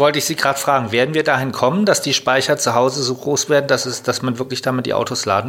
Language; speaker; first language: German; native; German